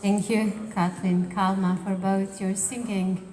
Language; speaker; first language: English; non-native, fluent; Slovenian